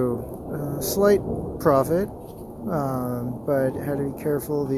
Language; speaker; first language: English; native; English